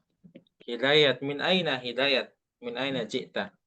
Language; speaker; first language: Arabic; non-native, fluent; Indonesian